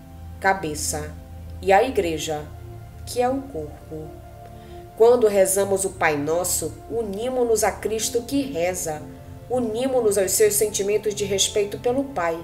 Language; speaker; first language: Portuguese; native; Portuguese